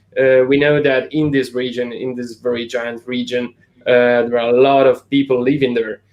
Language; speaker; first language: English; non-native, fluent; Italian